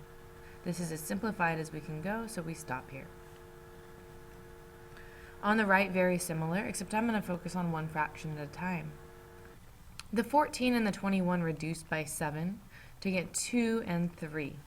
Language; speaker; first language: English; native; English